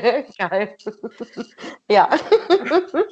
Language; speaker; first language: German; native; German